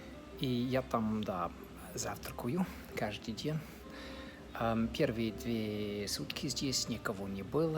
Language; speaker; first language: Russian; non-native, fluent; English